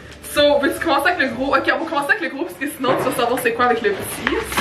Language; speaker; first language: French; native; French